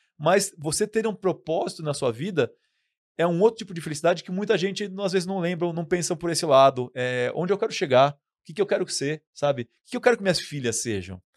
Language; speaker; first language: Portuguese; native; Portuguese